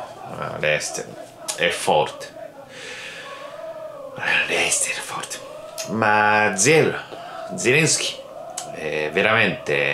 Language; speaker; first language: Italian; non-native, learner; Japanese